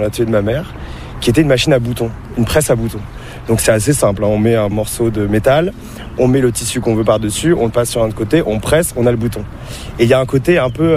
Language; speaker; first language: French; native; French